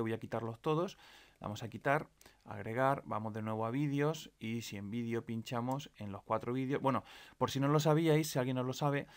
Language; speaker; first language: Spanish; native; Spanish